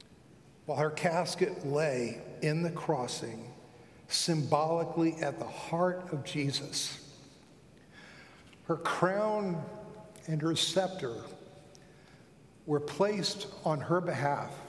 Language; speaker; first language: English; native; English